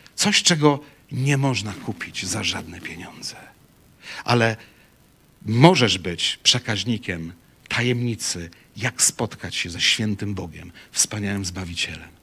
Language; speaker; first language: Polish; native; Polish